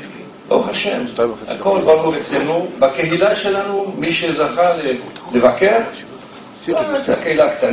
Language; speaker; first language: Hebrew; non-native, fluent; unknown